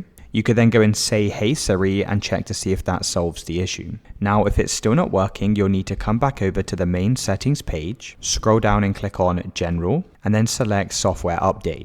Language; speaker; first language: English; native; English